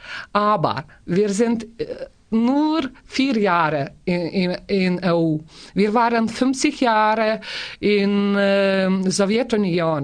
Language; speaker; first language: German; non-native, learner; Lithuanian